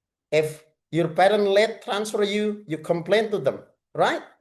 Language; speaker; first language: English; non-native, fluent; Indonesian